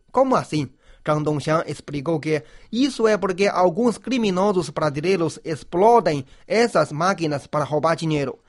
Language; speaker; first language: Portuguese; non-native, fluent; Chinese